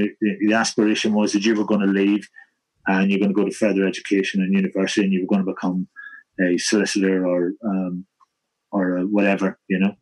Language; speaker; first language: English; native; English